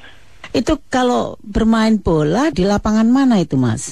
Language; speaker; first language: Indonesian; native; Indonesian